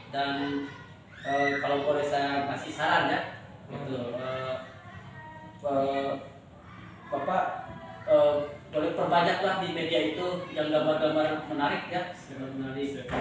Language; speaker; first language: Indonesian; native; Indonesian